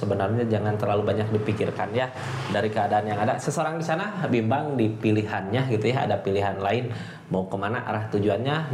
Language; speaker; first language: Indonesian; native; Indonesian